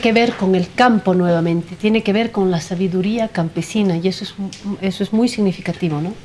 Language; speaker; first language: Spanish; native; Spanish